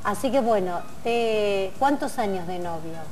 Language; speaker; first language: Spanish; native; Spanish